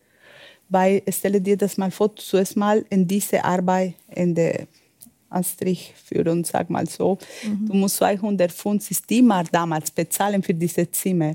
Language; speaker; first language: German; non-native, learner; Spanish